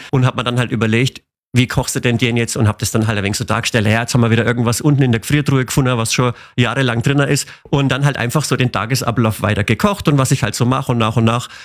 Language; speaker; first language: German; native; German